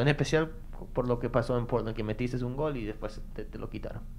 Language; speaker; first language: Spanish; native; Spanish